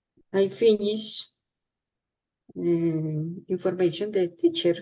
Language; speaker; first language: English; non-native, learner; Spanish